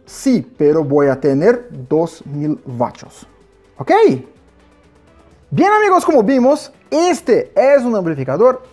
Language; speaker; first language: Spanish; non-native, fluent; Portuguese